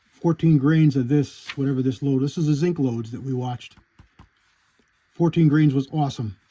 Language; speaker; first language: English; native; English